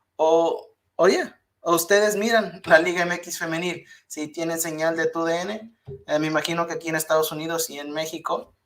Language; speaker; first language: Spanish; early bilingual, heritage; Spanish